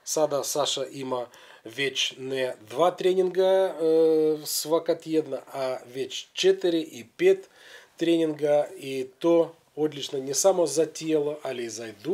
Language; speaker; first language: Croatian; non-native, learner; Ukrainian